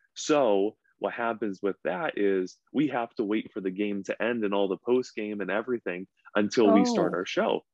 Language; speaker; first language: English; native; English